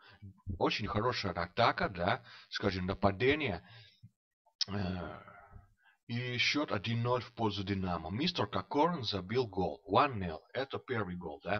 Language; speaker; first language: Russian; non-native, fluent; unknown